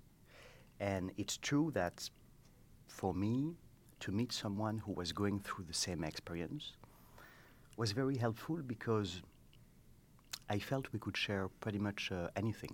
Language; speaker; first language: English; non-native, fluent; French